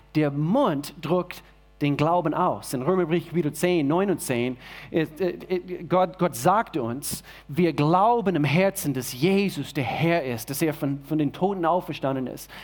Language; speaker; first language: German; non-native, fluent; English